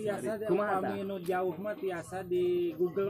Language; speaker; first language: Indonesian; non-native, local second language; Sundanese